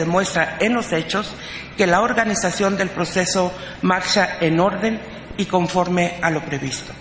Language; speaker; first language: Spanish; native; Spanish